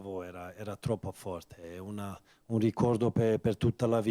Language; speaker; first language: Italian; non-native, fluent; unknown